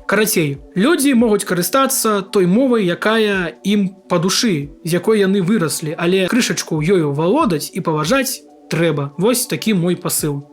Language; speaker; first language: Belarusian; non-native, local second language; Russian